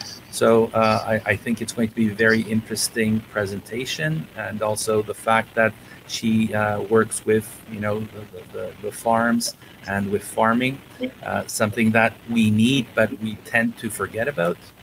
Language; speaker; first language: English; non-native, fluent; Turkish